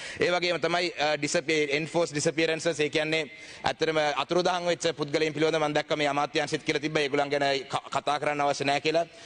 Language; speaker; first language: Sinhala; non-native, local second language; Tamil